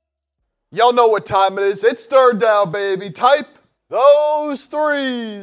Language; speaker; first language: English; native; English